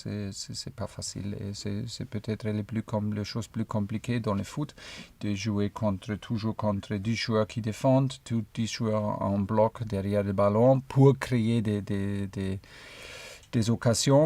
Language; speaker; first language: French; non-native, fluent; German